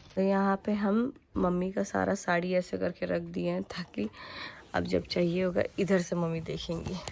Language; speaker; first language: Hindi; native; Hindi